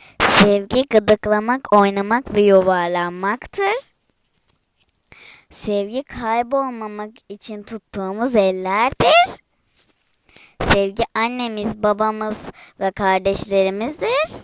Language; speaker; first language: Turkish; native; Turkish